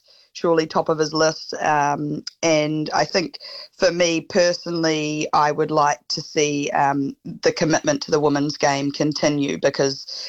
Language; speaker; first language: English; native; English